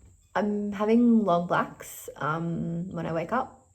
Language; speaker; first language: English; native; English